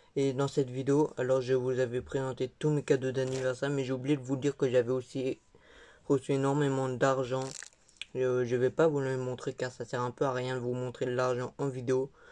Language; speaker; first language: French; native; French